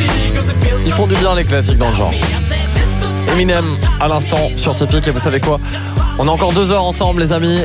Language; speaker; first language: French; native; French